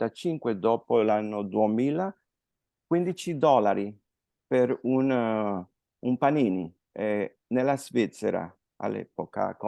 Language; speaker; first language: Italian; non-native, fluent; Spanish